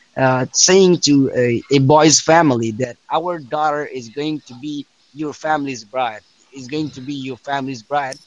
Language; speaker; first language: English; non-native, fluent; Persian